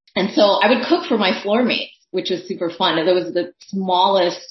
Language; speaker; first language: English; early bilingual, other home language; Thai